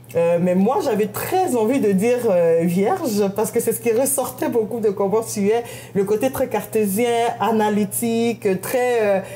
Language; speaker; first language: French; native; French